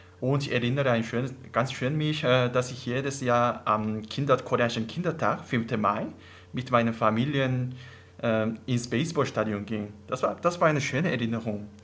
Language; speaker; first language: German; non-native, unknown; Korean